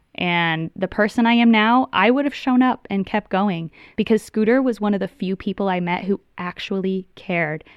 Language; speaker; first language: English; native; English